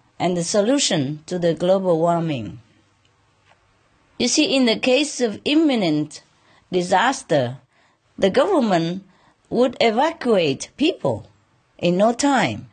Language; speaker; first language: English; non-native, fluent; Vietnamese